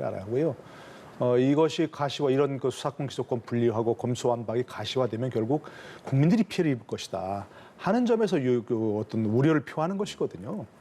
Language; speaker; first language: Korean; native; Korean